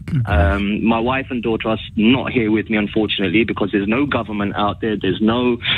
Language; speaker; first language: English; early bilingual, other home language; Arabic